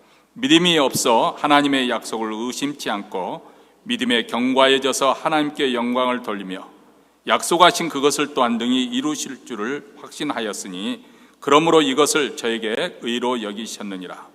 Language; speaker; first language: Korean; native; Korean